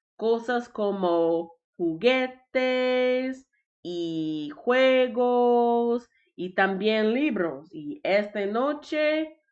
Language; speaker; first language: Spanish; non-native, learner; English